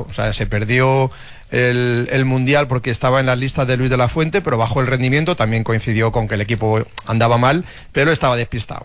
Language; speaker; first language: Spanish; native; Spanish